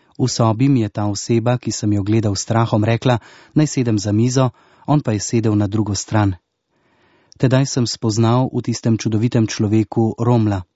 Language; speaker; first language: Slovenian; native; Slovenian